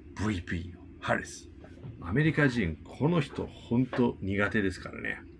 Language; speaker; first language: Japanese; non-native, fluent; English